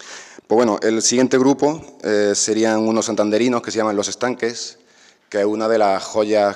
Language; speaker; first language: Spanish; native; Spanish